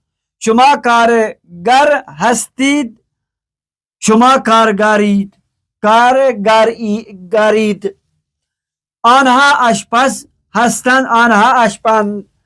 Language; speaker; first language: Persian; non-native, fluent; Urdu